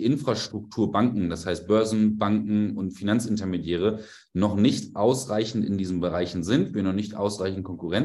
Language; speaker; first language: German; native; German